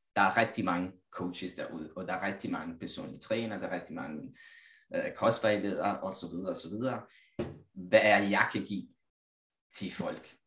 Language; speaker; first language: Danish; non-native, fluent; Italian